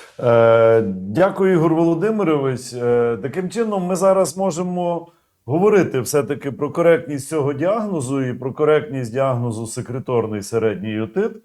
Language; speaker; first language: Ukrainian; native; Ukrainian